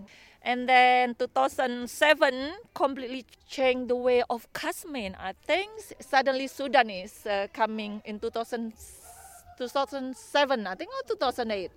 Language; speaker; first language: English; non-native, learner; Indonesian